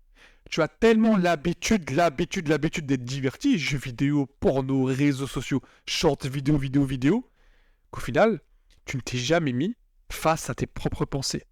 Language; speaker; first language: French; native; French